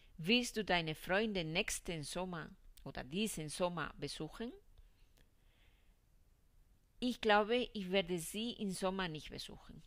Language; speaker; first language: German; non-native, fluent; Spanish